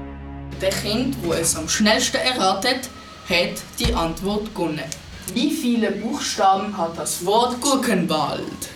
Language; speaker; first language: German; non-native, local second language; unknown